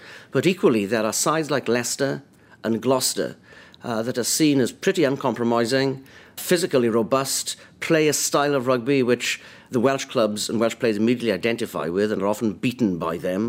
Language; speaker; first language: English; native; English